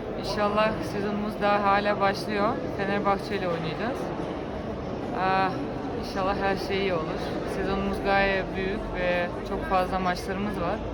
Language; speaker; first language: Turkish; non-native, fluent; Russian